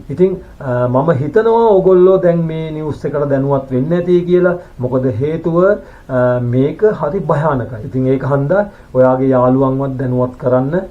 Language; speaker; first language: Sinhala; native; Sinhala